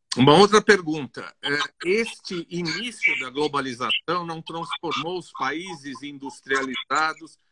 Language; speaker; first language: Portuguese; non-native, fluent; Greek